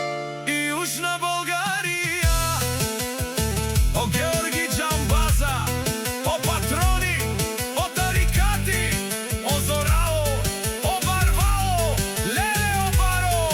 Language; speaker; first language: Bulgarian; non-native, local second language; Romany